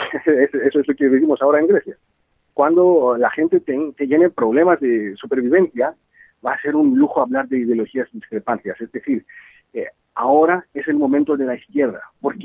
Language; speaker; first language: Spanish; non-native, fluent; Greek